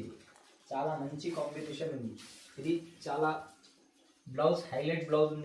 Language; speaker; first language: Telugu; non-native, local second language; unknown